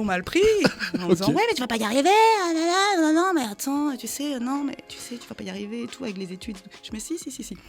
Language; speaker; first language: French; early bilingual, other home language; Khmer